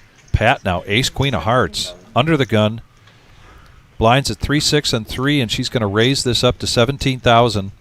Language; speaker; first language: English; native; English